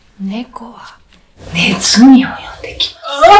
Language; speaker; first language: Japanese; early bilingual, other home language; Russian